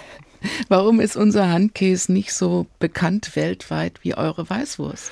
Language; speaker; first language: German; native; German